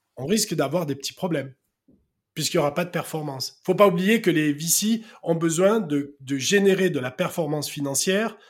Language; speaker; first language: French; native; French